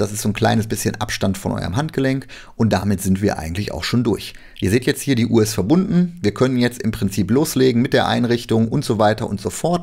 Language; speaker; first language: German; native; German